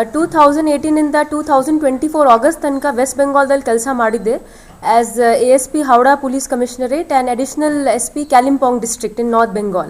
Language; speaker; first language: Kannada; non-native, fluent; Hindi